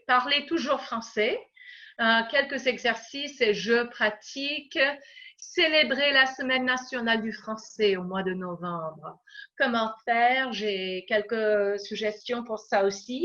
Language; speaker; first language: French; non-native, fluent; English